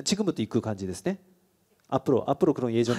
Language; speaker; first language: Japanese; native; Japanese